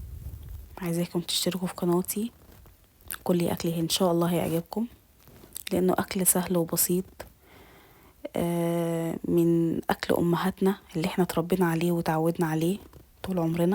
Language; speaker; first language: Arabic; native; Arabic